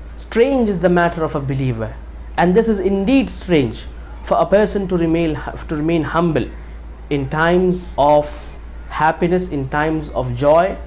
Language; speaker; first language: English; non-native, local second language; Urdu